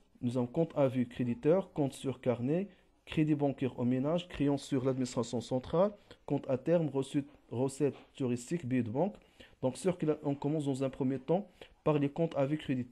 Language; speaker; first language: French; non-native, local second language; Arabic